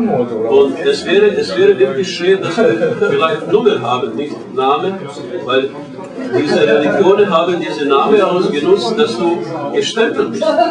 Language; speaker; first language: German; non-native, learner; Croatian